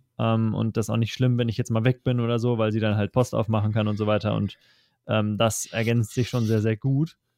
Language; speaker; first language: German; native; German